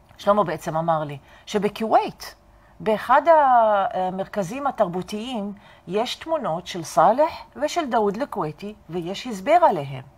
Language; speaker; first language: Hebrew; non-native, fluent; Arabic